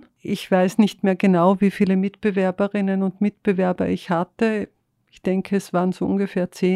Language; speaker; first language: German; native; German